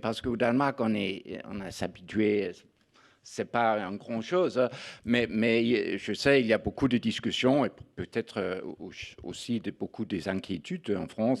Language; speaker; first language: French; non-native, fluent; Danish